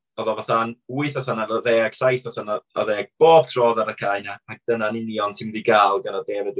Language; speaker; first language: Welsh; native; Welsh